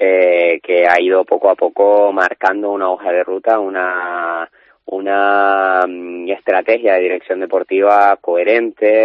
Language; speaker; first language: Spanish; native; Spanish